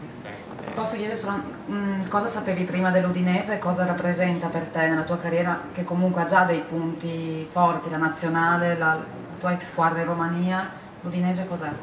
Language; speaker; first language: Italian; native; Italian